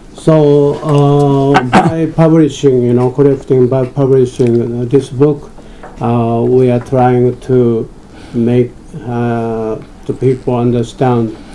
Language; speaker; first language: English; non-native, fluent; Japanese